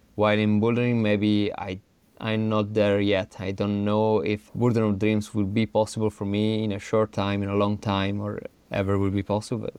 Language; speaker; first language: English; non-native, fluent; Italian